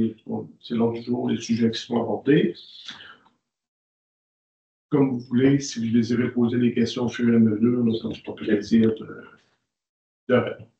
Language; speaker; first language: French; native; French